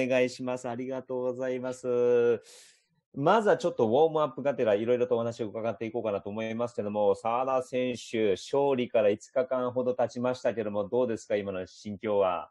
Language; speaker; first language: Japanese; native; Japanese